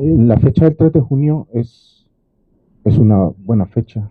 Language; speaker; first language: Spanish; native; Spanish